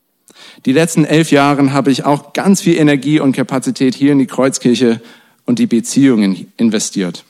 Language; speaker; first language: German; non-native, fluent; English